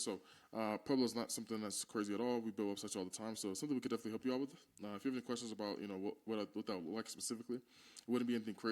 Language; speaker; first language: English; native; English